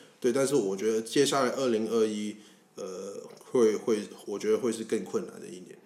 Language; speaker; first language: Chinese; non-native, local second language; Cantonese